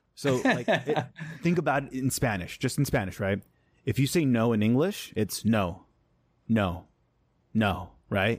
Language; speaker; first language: English; native; English